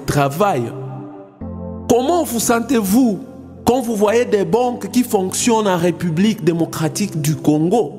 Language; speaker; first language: French; non-native, local second language; Swahili